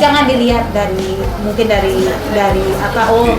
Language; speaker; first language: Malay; non-native, local second language; Sundanese